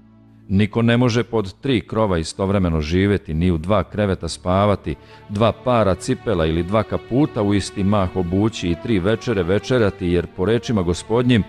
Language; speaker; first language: Serbian; native; Serbian